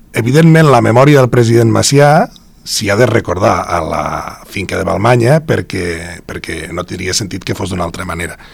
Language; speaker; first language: Catalan; native; Catalan